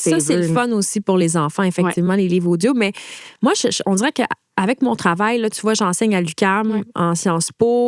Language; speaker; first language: French; native; French